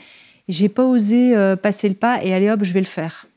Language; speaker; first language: French; native; French